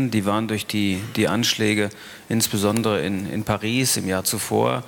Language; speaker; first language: German; native; German